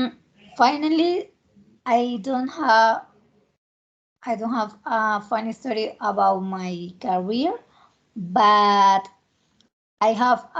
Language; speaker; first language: English; non-native, learner; Spanish